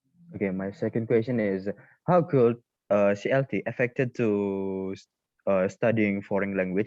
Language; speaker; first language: English; non-native, learner; Indonesian